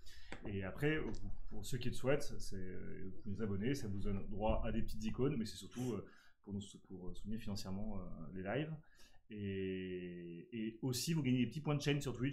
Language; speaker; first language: French; native; French